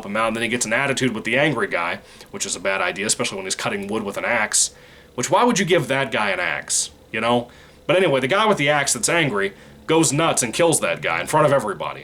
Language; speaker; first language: English; native; English